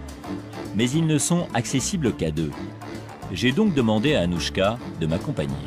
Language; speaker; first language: French; native; French